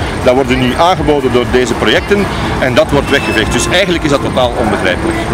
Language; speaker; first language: Dutch; native; Dutch